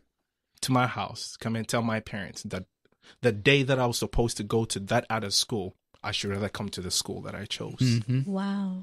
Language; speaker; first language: English; non-native, local second language; Akan